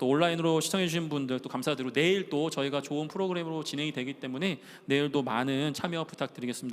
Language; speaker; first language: Korean; native; Korean